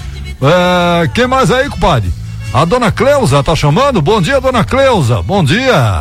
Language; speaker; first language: Portuguese; native; Portuguese